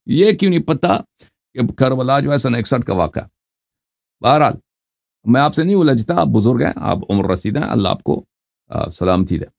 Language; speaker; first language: Urdu; non-native, fluent; Persian